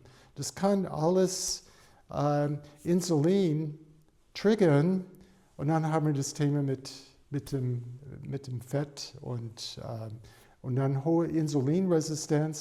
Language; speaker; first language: German; non-native, fluent; English